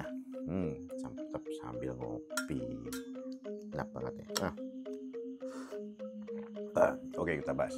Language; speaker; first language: Indonesian; native; Indonesian